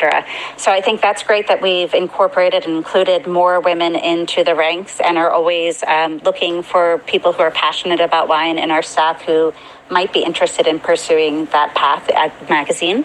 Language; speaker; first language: English; native; English